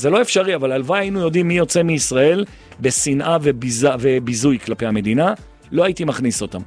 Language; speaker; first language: Hebrew; native; Hebrew